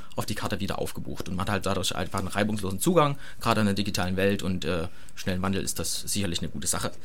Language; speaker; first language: German; native; German